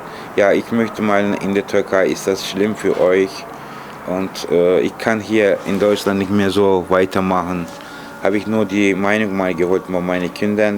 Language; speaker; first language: German; non-native, fluent; Turkish